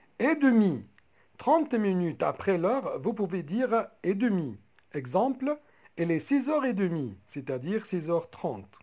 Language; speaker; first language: French; non-native, local second language; Arabic